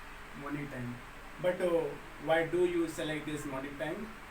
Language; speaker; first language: English; non-native, local second language; Hindi